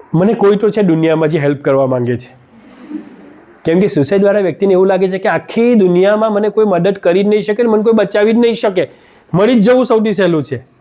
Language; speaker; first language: Gujarati; native; Gujarati